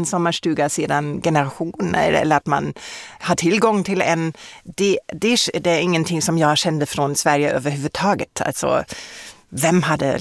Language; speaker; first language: Swedish; non-native, fluent; German